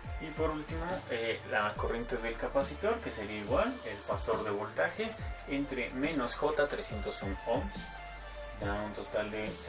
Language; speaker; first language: Spanish; native; Spanish